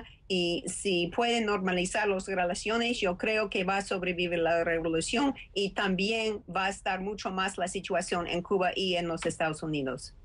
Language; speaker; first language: Spanish; non-native, fluent; English